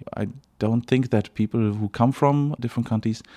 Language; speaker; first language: English; non-native, fluent; German